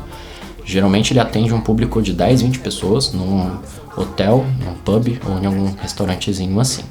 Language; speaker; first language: Portuguese; native; Portuguese